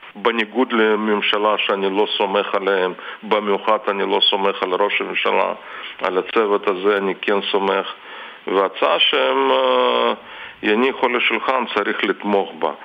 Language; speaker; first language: Hebrew; non-native, fluent; Russian